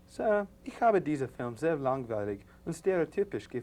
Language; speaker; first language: German; non-native, learner; English